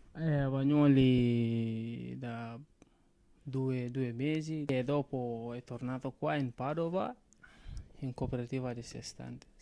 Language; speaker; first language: Italian; non-native, learner; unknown